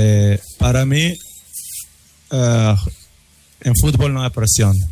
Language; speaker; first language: Spanish; non-native, learner; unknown